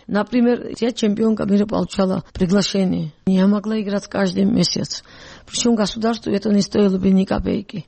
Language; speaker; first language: Russian; non-native, local second language; Georgian